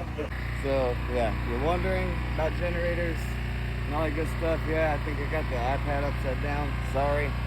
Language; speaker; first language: English; native; English